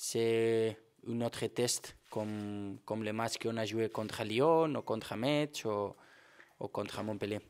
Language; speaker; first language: French; non-native, fluent; Spanish